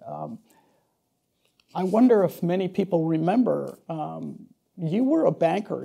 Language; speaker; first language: English; native; English